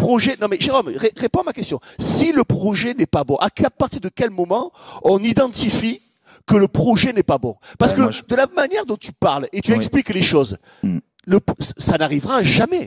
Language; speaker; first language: French; native; French